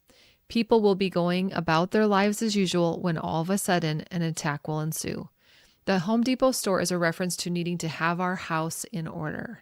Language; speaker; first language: English; native; English